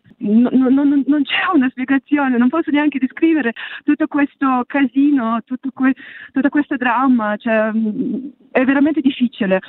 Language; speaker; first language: Italian; non-native, fluent; Russian